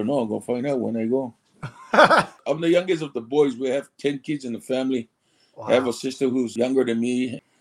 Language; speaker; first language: English; early bilingual, other home language; Samoan